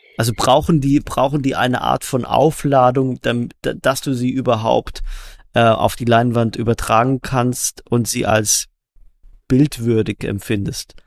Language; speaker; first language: German; native; German